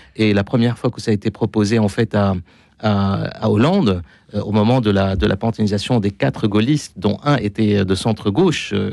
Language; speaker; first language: French; non-native, local second language; Arabic